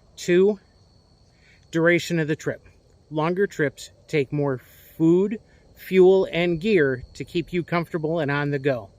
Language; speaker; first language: English; native; English